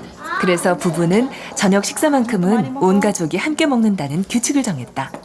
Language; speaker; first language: Korean; native; Korean